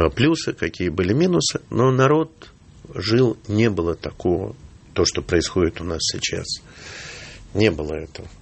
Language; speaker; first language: Russian; native; Russian